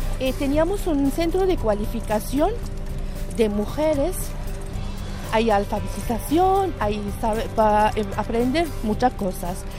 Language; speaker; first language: Spanish; non-native, learner; Arabic